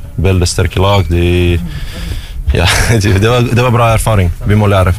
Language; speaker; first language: Norwegian; non-native, learner; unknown